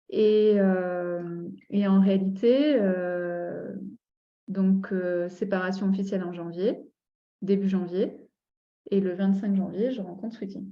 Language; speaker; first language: French; native; French